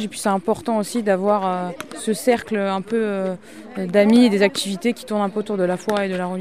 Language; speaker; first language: French; native; French